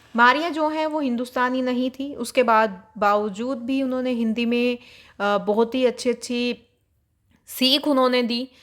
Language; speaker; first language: Hindi; native; Hindi